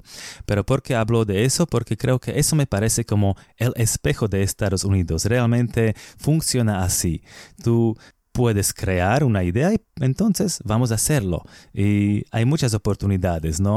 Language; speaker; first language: Spanish; non-native, fluent; Slovak